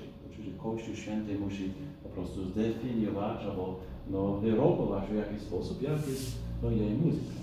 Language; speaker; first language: Polish; non-native, fluent; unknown